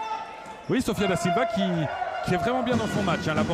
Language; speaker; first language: French; native; French